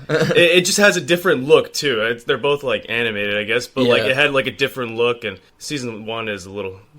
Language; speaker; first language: English; native; English